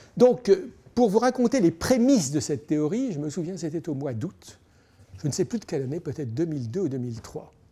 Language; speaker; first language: French; native; French